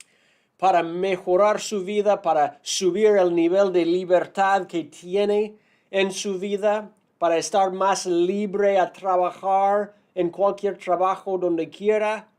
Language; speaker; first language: Spanish; non-native, fluent; English